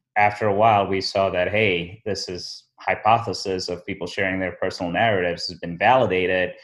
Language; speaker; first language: English; early bilingual, other home language; Somali